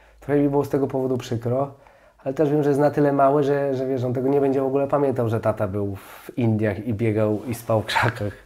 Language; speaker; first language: Polish; native; Polish